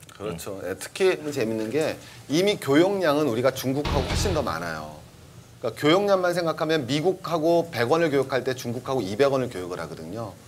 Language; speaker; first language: Korean; native; Korean